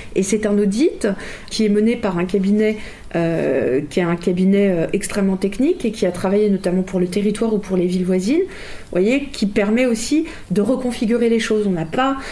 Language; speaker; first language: French; native; French